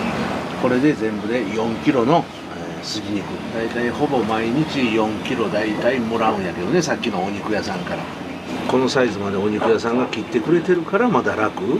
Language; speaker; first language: Japanese; native; Japanese